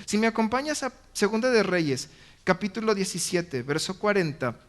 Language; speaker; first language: Spanish; native; Spanish